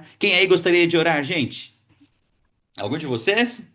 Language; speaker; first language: Portuguese; native; Portuguese